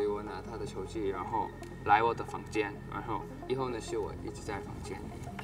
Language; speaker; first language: Chinese; non-native, learner; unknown